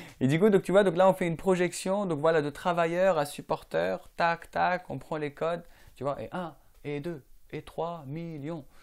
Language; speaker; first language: French; non-native, local second language; Arabic